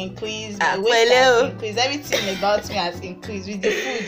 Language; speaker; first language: English; non-native, local second language; Yoruba